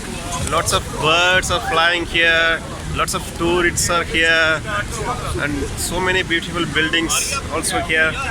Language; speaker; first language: English; non-native, local second language; Tamil